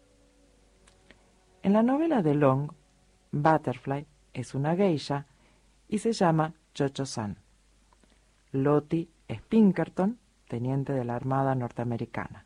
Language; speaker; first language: Spanish; native; Spanish